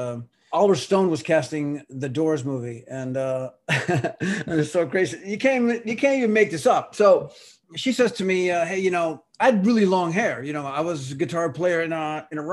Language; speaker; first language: English; early bilingual, other home language; Spanish